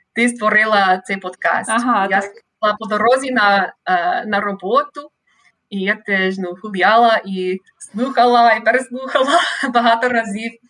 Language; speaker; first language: Ukrainian; non-native, fluent; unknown